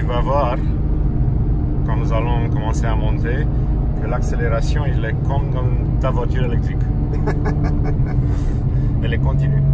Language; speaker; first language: French; non-native, fluent; Romanian